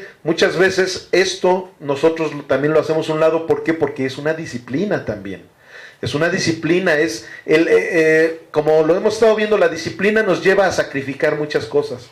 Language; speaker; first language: Spanish; native; Spanish